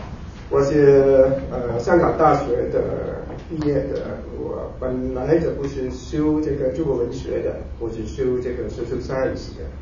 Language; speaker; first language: Chinese; non-native, local second language; Cantonese